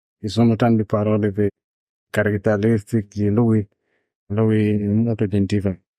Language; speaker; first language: Italian; non-native, learner; Shona